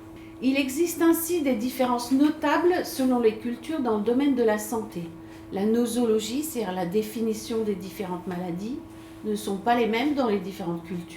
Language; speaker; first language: French; native; French